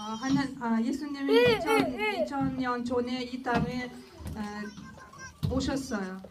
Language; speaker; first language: Korean; non-native, learner; Russian